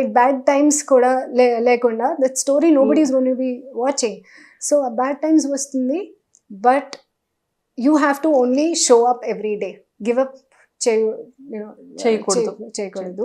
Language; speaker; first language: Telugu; non-native, local second language; Hindi